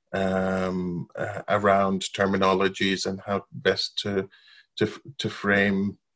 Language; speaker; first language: English; non-native, fluent; Arabic